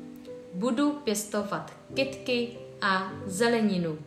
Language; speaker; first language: Czech; non-native, fluent; Vietnamese